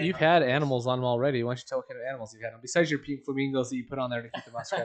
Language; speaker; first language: English; native; English